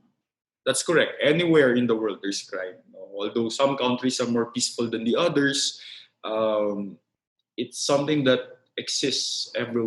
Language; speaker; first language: English; non-native, local second language; Filipino